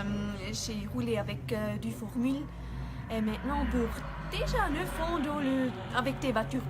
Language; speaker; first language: French; non-native, learner; German